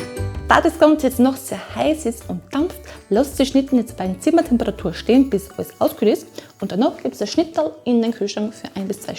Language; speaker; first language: German; native; German